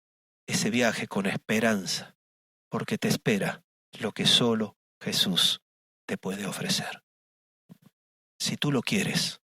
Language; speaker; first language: Spanish; native; Spanish